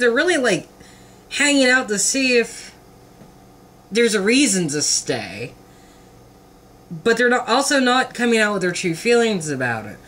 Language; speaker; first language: English; native; English